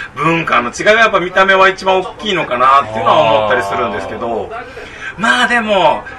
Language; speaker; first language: Japanese; native; Japanese